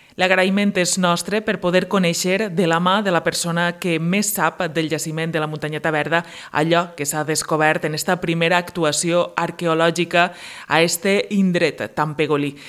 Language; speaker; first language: Catalan; native; Catalan